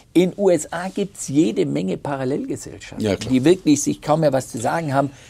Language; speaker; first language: German; native; German